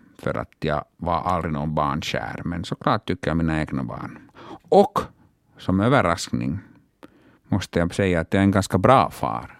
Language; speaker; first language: Swedish; non-native, local second language; Finnish